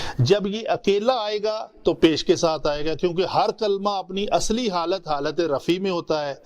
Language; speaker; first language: Urdu; non-native, local second language; Punjabi